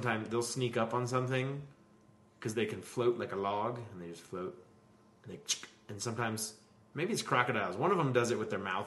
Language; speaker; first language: English; native; English